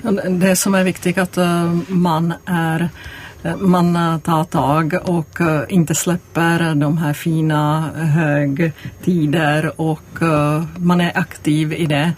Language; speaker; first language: Swedish; non-native, fluent; Czech